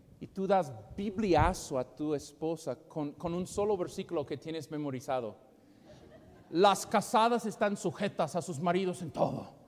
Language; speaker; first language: Spanish; non-native, fluent; English